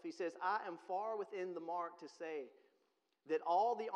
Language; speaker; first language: English; native; English